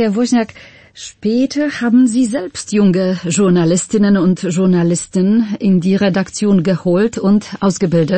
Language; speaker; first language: German; non-native, fluent; Polish